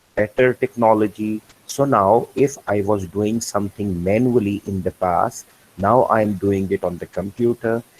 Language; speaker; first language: English; non-native, local second language; Urdu